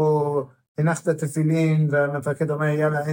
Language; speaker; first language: Hebrew; non-native, fluent; English